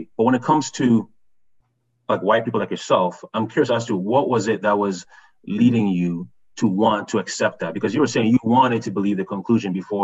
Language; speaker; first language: English; early bilingual, other home language; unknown